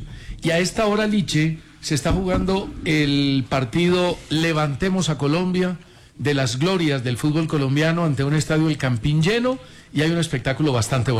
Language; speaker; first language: Spanish; native; Spanish